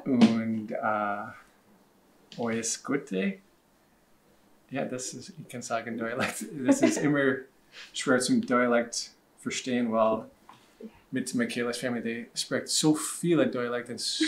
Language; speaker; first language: German; non-native, learner; English